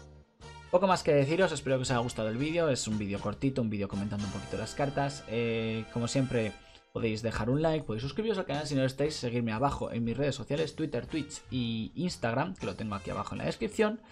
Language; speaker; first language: Spanish; native; Spanish